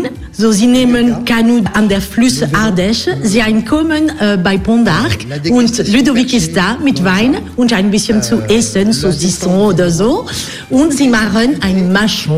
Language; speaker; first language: German; non-native, learner; French